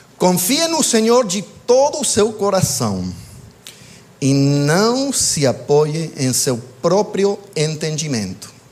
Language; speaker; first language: Portuguese; non-native, fluent; English